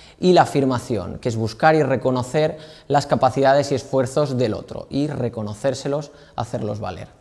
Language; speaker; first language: Spanish; native; Spanish